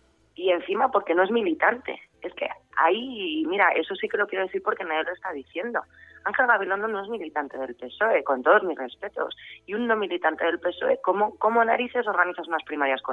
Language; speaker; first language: Spanish; native; Spanish